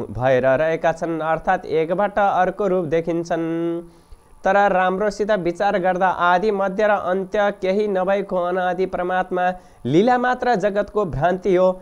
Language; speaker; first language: Nepali; native; Nepali